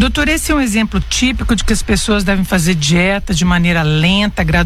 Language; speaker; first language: Portuguese; native; Portuguese